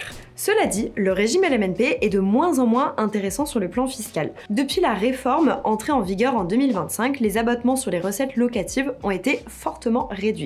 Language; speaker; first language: French; native; French